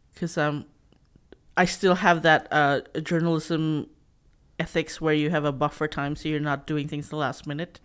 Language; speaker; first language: English; non-native, local second language; Cebuano